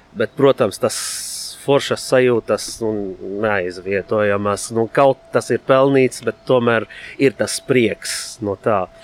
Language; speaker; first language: Latvian; non-native, fluent; Arabic